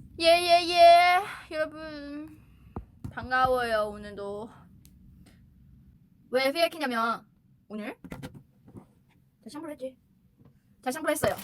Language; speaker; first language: Korean; non-native, fluent; Chinese